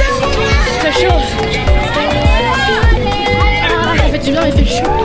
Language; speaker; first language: French; native; French